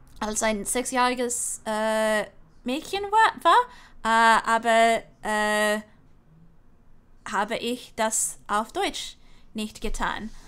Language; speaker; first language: German; non-native, learner; English